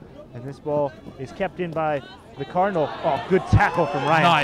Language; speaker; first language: English; native; English